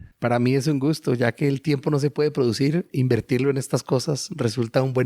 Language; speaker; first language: Spanish; native; Spanish